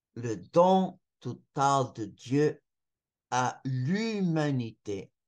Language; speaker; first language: French; non-native, fluent; Portuguese